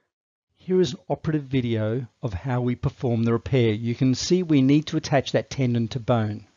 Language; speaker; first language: English; native; English